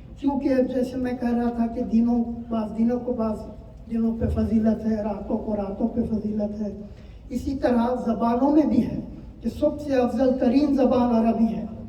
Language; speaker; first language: Urdu; native; Urdu